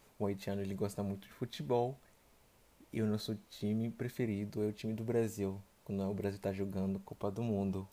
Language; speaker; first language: Portuguese; non-native, fluent; Haitian Creole